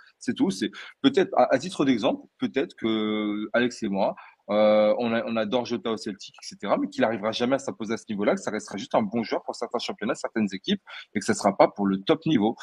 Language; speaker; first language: French; early bilingual, other home language; Portuguese